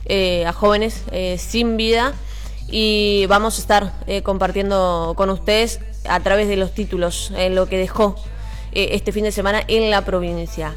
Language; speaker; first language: Spanish; native; Spanish